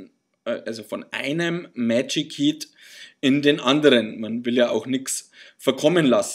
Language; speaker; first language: German; native; German